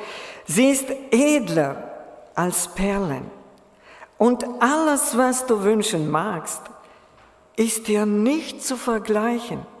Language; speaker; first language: German; non-native, fluent; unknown